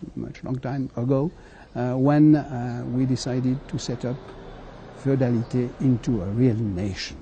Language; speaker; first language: English; non-native, fluent; French